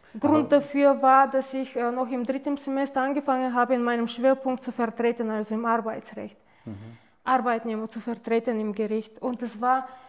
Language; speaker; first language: German; non-native, fluent; Bulgarian